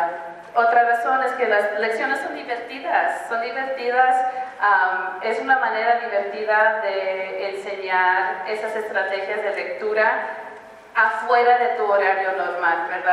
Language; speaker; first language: Spanish; early bilingual, heritage; Spanish